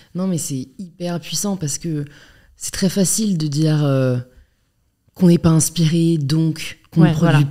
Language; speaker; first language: French; native; French